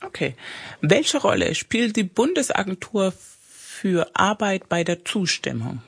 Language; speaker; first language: German; non-native, fluent; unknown